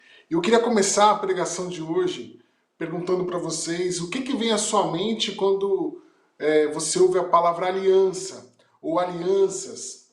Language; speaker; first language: Portuguese; native; Portuguese